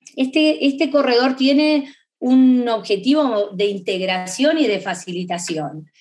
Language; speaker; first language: Spanish; native; Spanish